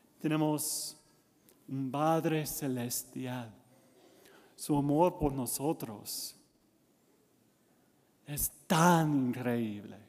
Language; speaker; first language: Spanish; non-native, learner; English